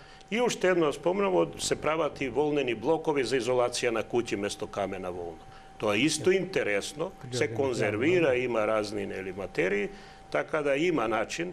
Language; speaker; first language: Macedonian; native; Macedonian